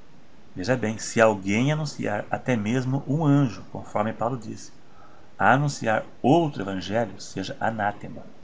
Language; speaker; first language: Portuguese; native; Portuguese